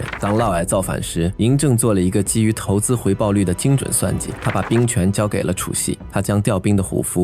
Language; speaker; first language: Chinese; native; Chinese